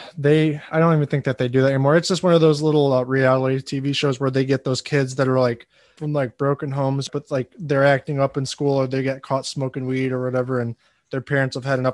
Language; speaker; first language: English; native; English